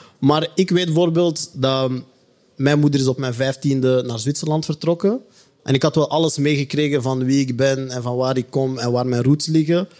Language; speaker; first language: Dutch; native; Dutch